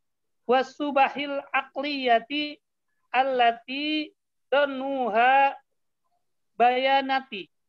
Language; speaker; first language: Arabic; non-native, learner; Indonesian